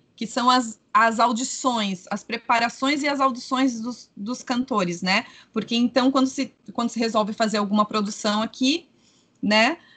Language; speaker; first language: Portuguese; native; Portuguese